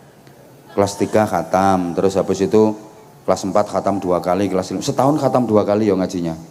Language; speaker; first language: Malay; non-native, local second language; Javanese